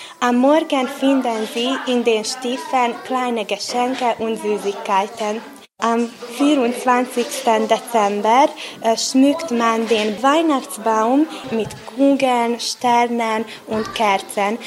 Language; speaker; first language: German; non-native, learner; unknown